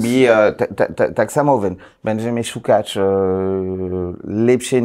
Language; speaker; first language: Polish; non-native, learner; French